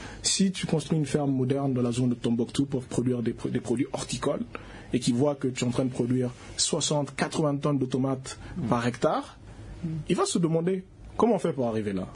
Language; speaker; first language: French; non-native, local second language; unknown